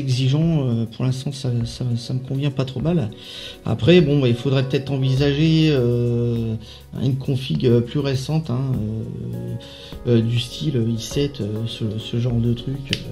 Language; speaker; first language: French; native; French